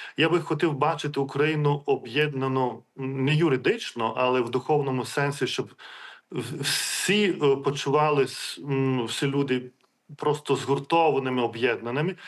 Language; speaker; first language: Ukrainian; non-native, fluent; Lithuanian